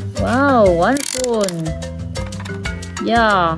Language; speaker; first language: English; non-native, learner; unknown